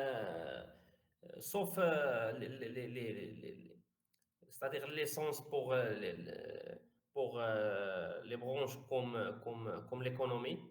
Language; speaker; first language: French; non-native, learner; Arabic